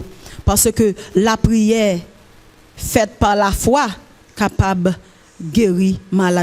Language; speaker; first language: French; non-native, local second language; Haitian Creole